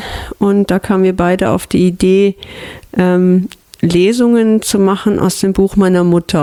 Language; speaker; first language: German; native; German